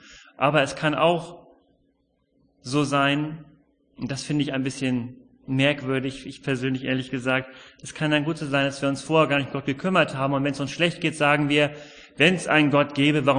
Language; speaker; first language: German; native; German